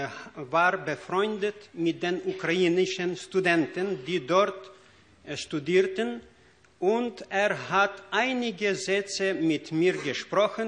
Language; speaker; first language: German; non-native, fluent; Ukrainian